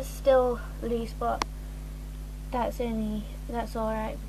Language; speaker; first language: English; native; English